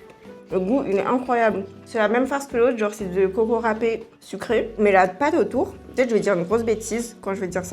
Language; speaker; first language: French; native; French